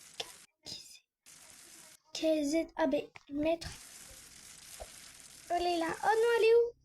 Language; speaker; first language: French; native; French